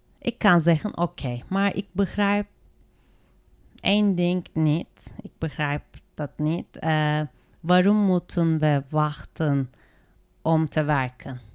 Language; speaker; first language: Dutch; non-native, learner; Turkish